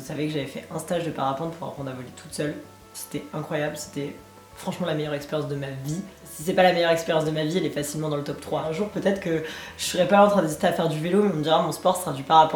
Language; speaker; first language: French; native; French